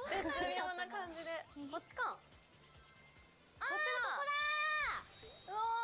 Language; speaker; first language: Japanese; native; Japanese